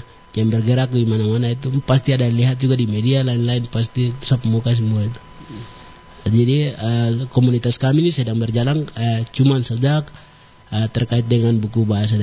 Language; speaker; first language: Indonesian; non-native, local second language; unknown